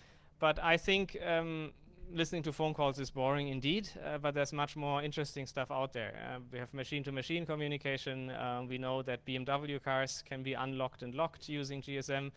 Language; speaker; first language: English; non-native, fluent; German